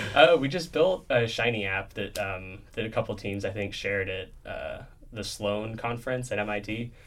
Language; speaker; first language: English; native; English